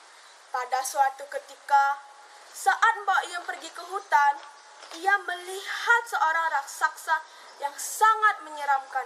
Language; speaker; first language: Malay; non-native, local second language; Balinese